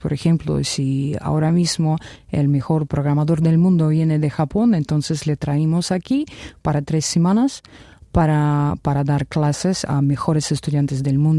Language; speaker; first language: Spanish; non-native, fluent; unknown